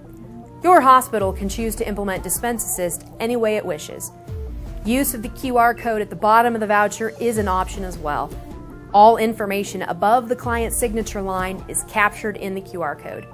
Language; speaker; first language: English; native; English